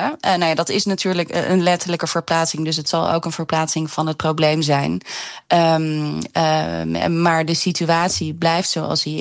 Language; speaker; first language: Dutch; native; Dutch